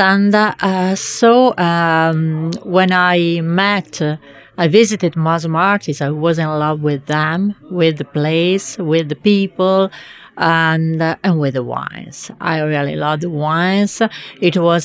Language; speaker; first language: English; non-native, fluent; Italian